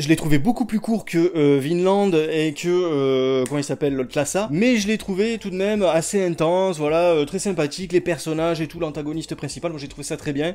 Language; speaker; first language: French; native; French